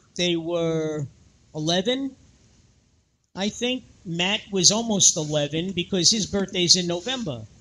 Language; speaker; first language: English; native; English